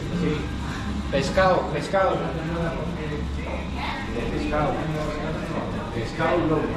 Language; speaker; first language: Spanish; non-native, learner; Korean